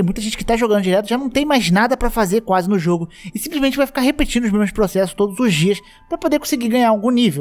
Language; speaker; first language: Portuguese; native; Portuguese